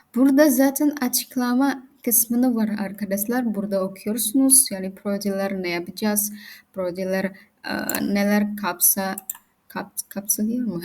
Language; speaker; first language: Turkish; non-native, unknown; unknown